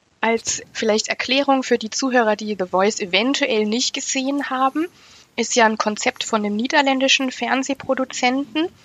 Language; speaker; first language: German; native; German